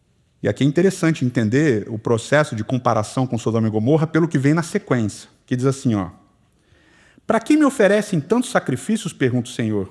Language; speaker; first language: Portuguese; native; Portuguese